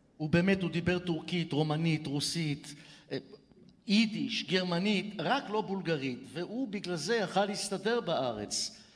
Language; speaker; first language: Hebrew; early bilingual, other home language; Bulgarian